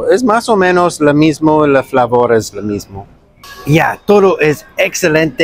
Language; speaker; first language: Spanish; non-native, learner; English